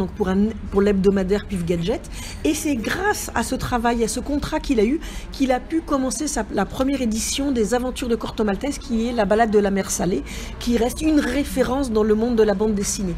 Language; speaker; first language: French; native; French